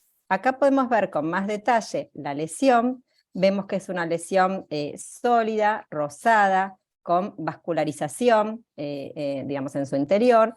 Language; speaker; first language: Spanish; native; Spanish